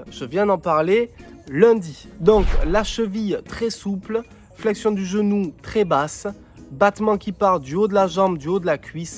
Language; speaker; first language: French; native; French